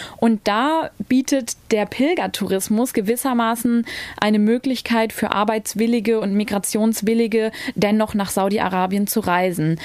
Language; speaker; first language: German; native; German